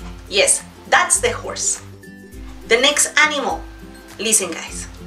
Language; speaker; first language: English; non-native, fluent; Spanish